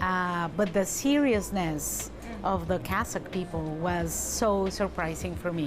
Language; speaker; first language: English; non-native, fluent; Spanish